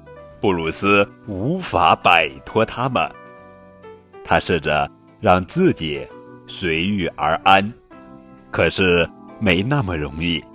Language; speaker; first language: Chinese; native; Chinese